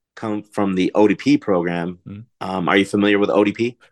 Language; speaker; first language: English; native; English